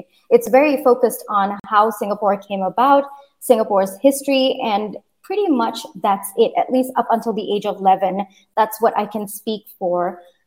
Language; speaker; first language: English; early bilingual, other home language; Kannada